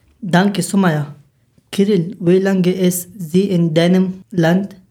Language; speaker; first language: German; non-native, learner; Persian